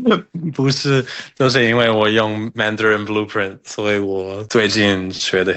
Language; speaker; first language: Chinese; non-native, learner; English